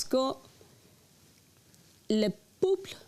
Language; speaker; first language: French; non-native, learner; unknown